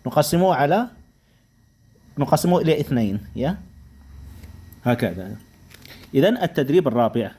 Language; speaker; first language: Arabic; non-native, fluent; Indonesian